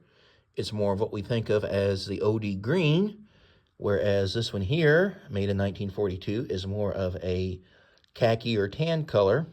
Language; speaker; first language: English; native; English